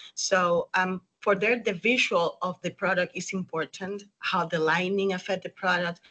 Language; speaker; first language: English; non-native, fluent; Spanish